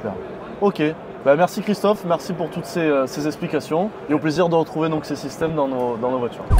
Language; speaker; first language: French; native; French